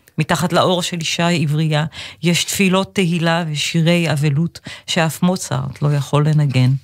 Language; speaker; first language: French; non-native, fluent; Hebrew